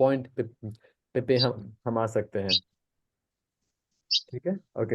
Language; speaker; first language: Hindi; non-native, local second language; English